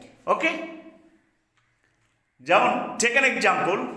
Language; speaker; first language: English; non-native, local second language; Bangla